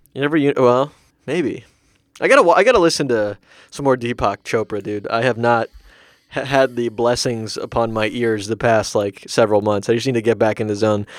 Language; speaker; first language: English; early bilingual, other home language; Hindi